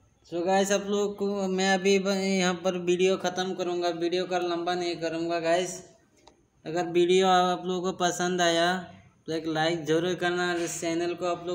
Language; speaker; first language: Hindi; non-native, local second language; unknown